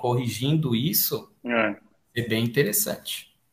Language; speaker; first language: Portuguese; native; Portuguese